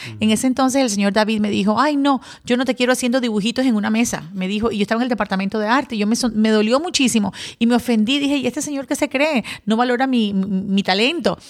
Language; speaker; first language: Spanish; early bilingual, other home language; English